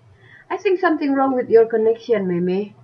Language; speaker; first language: English; non-native, fluent; Indonesian